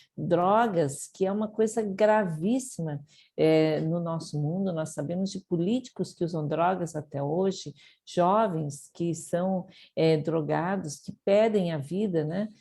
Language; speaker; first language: Portuguese; early bilingual, other home language; Japanese